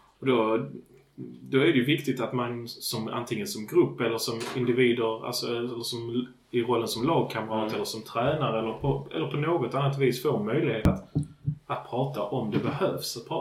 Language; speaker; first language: Swedish; native; Swedish